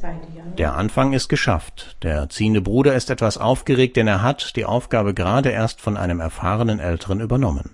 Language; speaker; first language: German; native; German